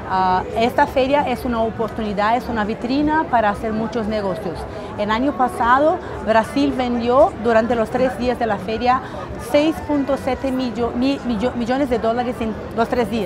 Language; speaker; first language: Spanish; non-native, fluent; Portuguese